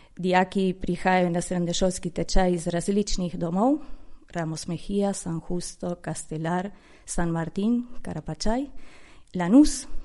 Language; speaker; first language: Slovenian; early bilingual, heritage; Slovenian